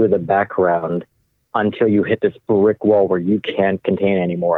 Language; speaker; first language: English; native; English